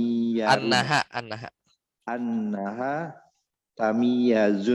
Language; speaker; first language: Arabic; non-native, learner; Indonesian